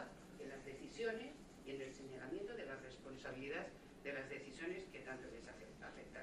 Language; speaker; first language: Spanish; native; Spanish